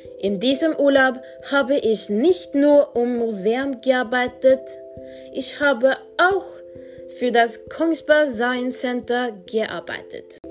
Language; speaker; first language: German; non-native, learner; Norwegian